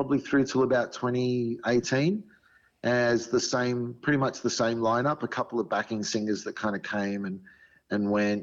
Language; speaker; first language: English; native; English